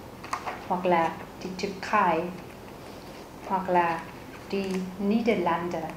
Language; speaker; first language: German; non-native, fluent; Vietnamese